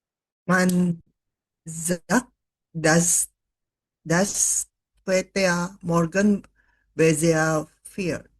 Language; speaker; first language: German; non-native, learner; Indonesian